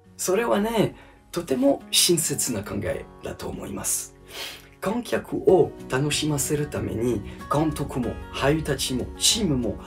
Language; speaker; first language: Japanese; non-native, learner; French